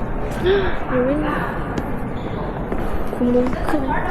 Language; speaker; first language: Korean; non-native, learner; Vietnamese